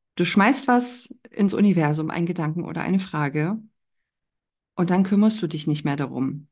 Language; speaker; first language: German; native; German